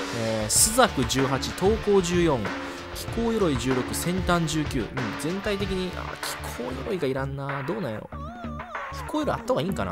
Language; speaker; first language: Japanese; native; Japanese